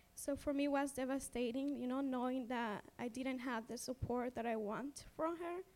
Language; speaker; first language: English; non-native, fluent; Spanish